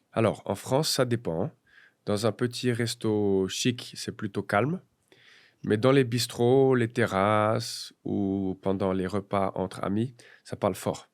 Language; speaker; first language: French; native; French